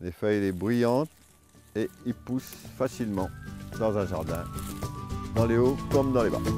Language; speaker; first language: French; native; French